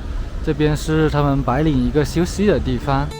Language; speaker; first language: Chinese; native; Chinese